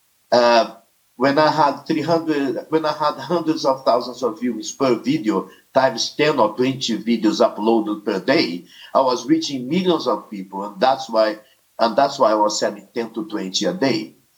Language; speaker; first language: English; non-native, fluent; Portuguese